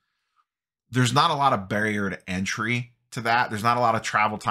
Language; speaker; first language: English; native; English